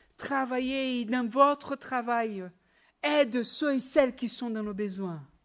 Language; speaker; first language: French; non-native, fluent; Portuguese